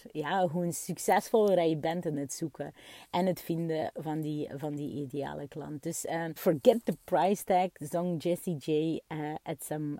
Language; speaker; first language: Dutch; early bilingual, other home language; Russian